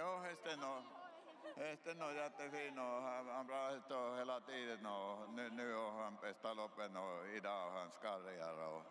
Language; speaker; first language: Swedish; non-native, learner; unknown